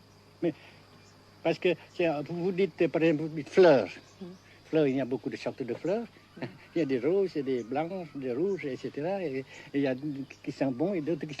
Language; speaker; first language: French; non-native, fluent; Vietnamese